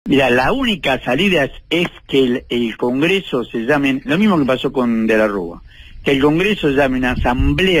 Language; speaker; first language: Spanish; native; Spanish